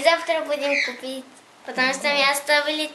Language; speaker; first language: Russian; early bilingual, heritage; Arabic